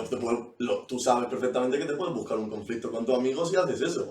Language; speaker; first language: Spanish; native; Spanish